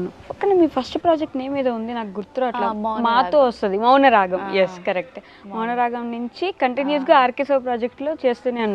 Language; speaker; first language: Telugu; native; Telugu